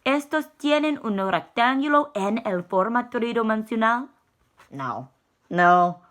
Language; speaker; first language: Spanish; non-native, learner; English